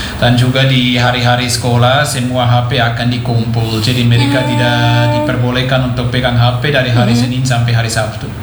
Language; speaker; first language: Indonesian; non-native, fluent; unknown